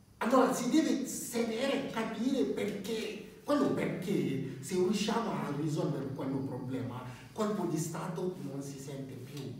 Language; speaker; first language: Italian; non-native, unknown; Bambara